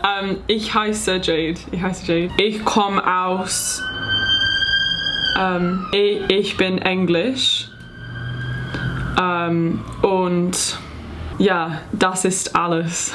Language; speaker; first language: German; non-native, learner; English